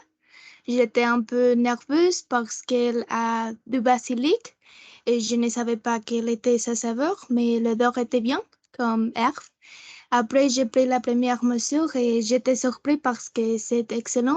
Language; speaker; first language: French; non-native, learner; Spanish